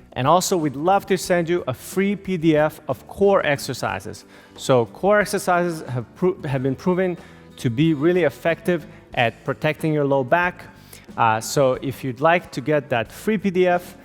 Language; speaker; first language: English; native; English